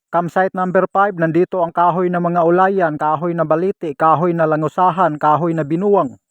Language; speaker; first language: Filipino; non-native, local second language; Cebuano